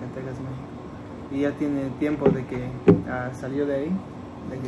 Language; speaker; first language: Spanish; early bilingual, heritage; Spanish